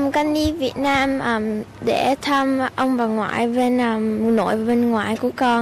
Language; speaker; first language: Vietnamese; early bilingual, heritage; Vietnamese